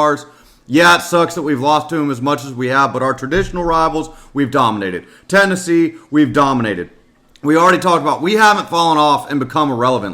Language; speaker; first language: English; native; English